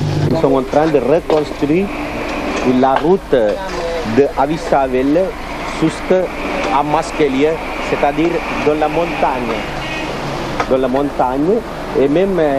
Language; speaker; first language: French; non-native, fluent; Sinhala